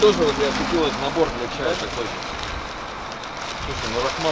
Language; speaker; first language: Russian; native; Russian